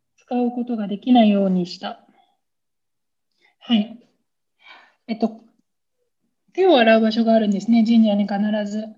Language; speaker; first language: Japanese; native; Japanese